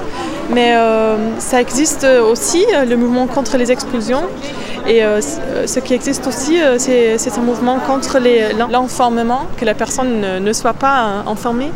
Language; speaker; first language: French; non-native, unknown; German